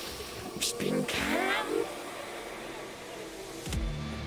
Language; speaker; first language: German; non-native, learner; English